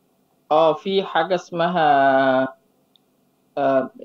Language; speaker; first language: Arabic; native; Arabic